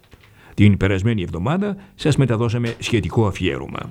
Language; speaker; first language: Greek; native; Greek